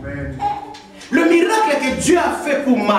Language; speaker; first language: French; non-native, local second language; Lingala